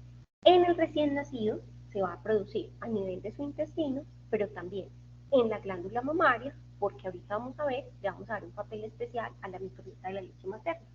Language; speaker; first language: Spanish; native; Spanish